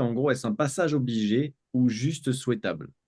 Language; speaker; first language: French; native; French